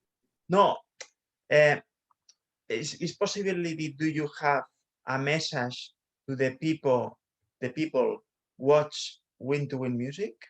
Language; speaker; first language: English; non-native, learner; Spanish